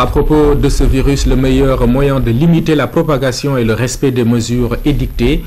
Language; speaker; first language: French; non-native, local second language; Wolof